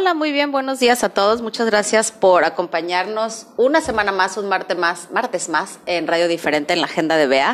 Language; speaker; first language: Spanish; native; Spanish